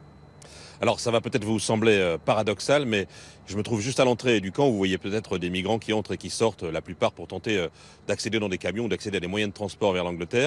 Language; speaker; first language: French; native; French